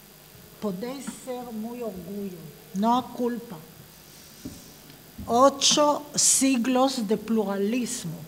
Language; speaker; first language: Spanish; non-native, fluent; Hebrew